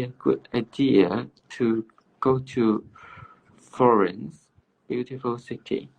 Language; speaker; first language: English; non-native, learner; Cantonese